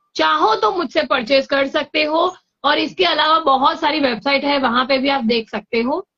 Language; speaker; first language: Hindi; non-native, local second language; Gujarati